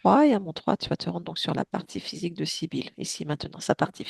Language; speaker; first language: French; native; French